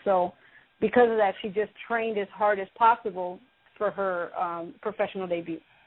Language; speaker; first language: English; early bilingual, other home language; Spanish